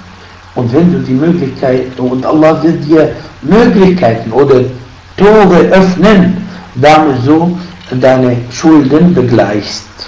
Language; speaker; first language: German; non-native, fluent; Arabic